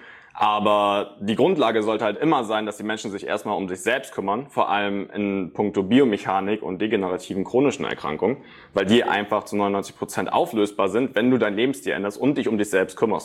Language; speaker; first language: German; native; German